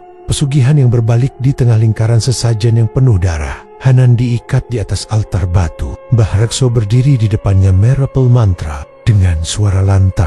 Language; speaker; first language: Indonesian; native; Indonesian